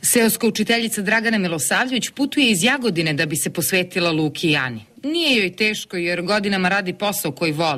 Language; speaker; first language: Serbian; native; Serbian